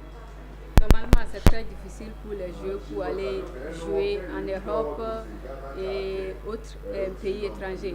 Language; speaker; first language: French; non-native, learner; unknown